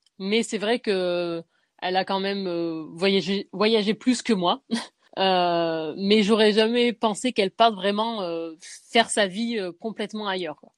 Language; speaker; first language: French; native; French